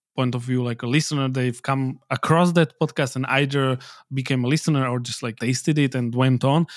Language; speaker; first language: English; non-native, fluent; Slovak